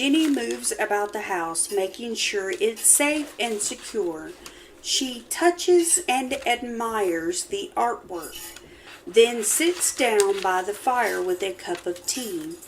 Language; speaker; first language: English; native; English